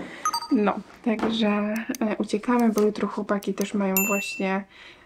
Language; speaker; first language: Polish; native; Polish